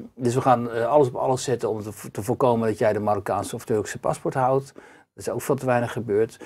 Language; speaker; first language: Dutch; native; Dutch